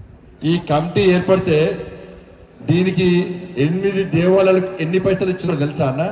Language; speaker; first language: Telugu; native; Telugu